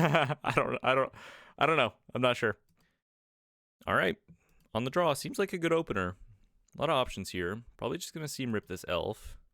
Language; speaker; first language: English; native; English